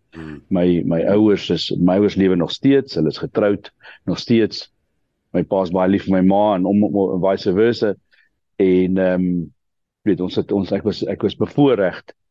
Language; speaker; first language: Afrikaans; native; Afrikaans